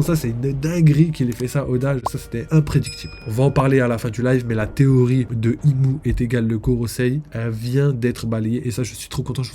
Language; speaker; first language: French; native; French